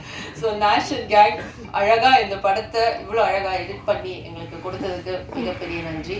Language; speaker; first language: Tamil; native; Tamil